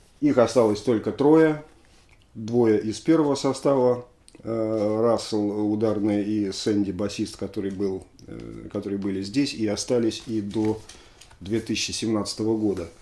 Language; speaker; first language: Russian; native; Russian